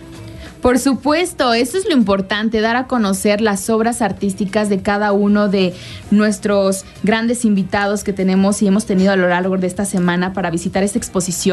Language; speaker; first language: Spanish; native; Spanish